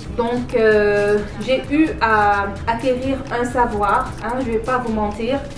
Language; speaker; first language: French; non-native, local second language; Wolof